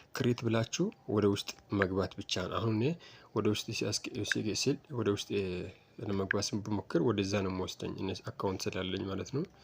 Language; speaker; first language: Amharic; native; Amharic